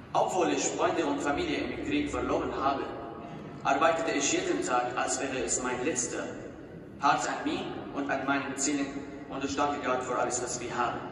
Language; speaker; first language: German; non-native, fluent; Arabic